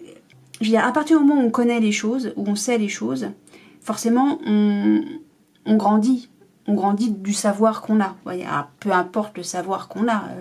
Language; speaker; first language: French; native; French